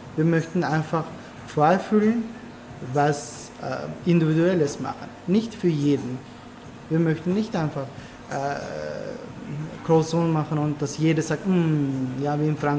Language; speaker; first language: German; non-native, learner; Turkish